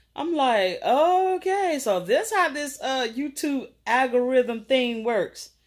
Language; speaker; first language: English; native; English